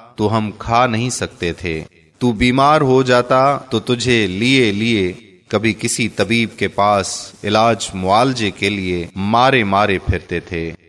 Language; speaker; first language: Urdu; native; Urdu